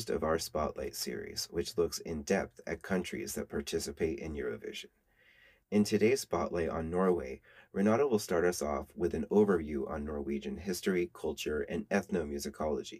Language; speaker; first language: English; native; English